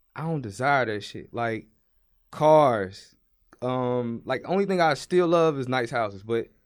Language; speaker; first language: English; native; English